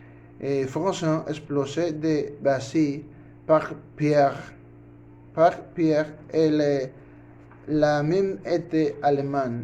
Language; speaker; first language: French; non-native, learner; Spanish